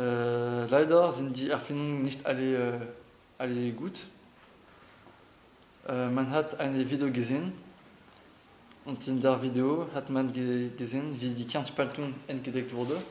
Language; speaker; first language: German; non-native, learner; French